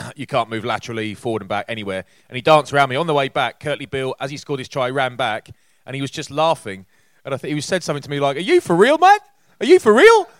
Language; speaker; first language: English; native; English